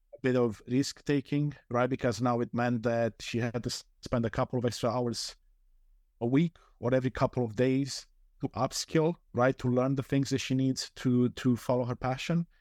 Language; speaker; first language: English; non-native, fluent; Romanian